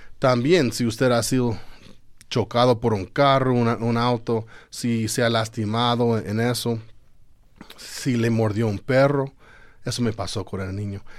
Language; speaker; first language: Spanish; non-native, fluent; English